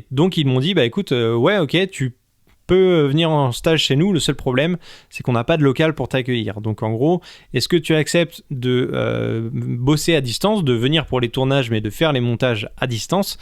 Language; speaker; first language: French; native; French